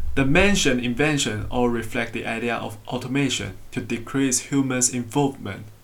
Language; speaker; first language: English; non-native, fluent; Chinese